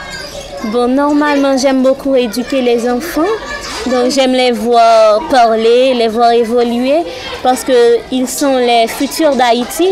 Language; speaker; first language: French; non-native, local second language; Haitian Creole